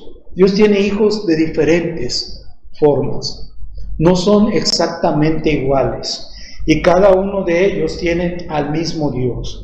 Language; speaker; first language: Spanish; native; Spanish